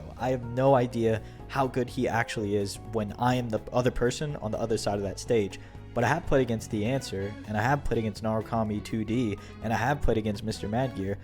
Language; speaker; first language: English; native; English